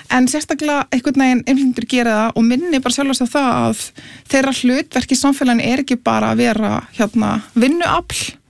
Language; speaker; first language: Icelandic; early bilingual, other home language; Serbian